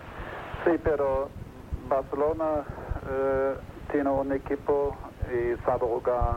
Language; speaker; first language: Spanish; non-native, fluent; German